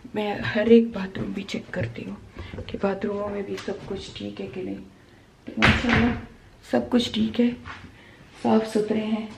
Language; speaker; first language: Urdu; non-native, local second language; Pashto